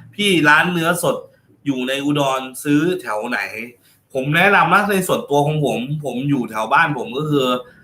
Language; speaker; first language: Thai; native; Thai